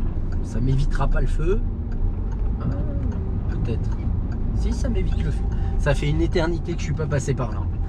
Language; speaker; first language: French; native; French